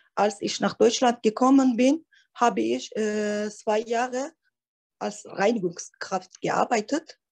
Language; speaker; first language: German; non-native, learner; Turkish